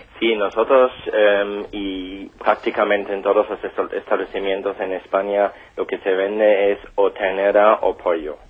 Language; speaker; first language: Spanish; non-native, fluent; German